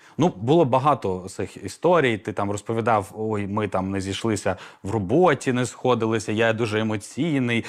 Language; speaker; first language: Ukrainian; native; Ukrainian